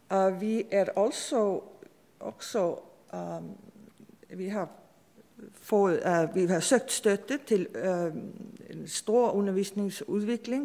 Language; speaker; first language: Danish; non-native, fluent; Icelandic